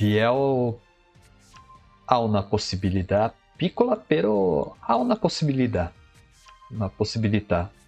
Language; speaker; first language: Italian; non-native, learner; Portuguese